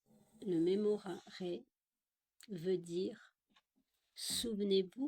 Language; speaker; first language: French; native; French